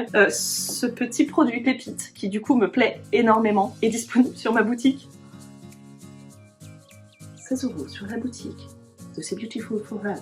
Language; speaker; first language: French; native; French